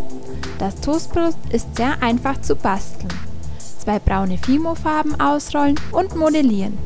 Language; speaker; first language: German; native; German